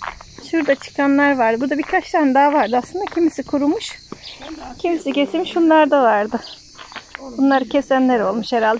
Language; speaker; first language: Turkish; native; Turkish